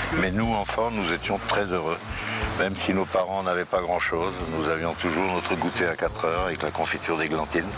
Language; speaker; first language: French; native; French